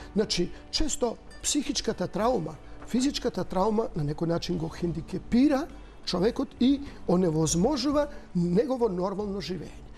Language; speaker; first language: Macedonian; native; Macedonian